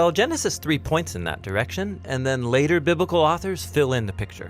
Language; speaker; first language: English; native; English